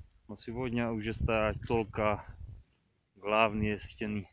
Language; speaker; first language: Russian; non-native, learner; Czech